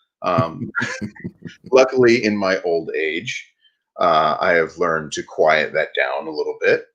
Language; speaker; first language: English; native; English